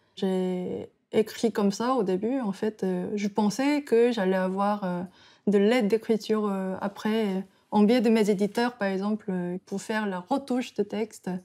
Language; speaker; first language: French; non-native, fluent; Korean